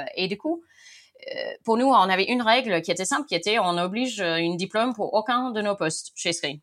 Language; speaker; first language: French; non-native, fluent; English